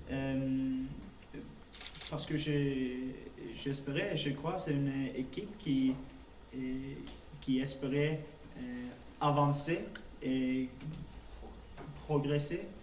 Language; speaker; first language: French; non-native, learner; Norwegian